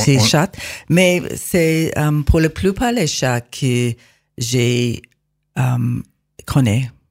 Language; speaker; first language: French; non-native, learner; English